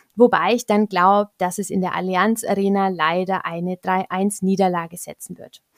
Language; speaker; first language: German; native; German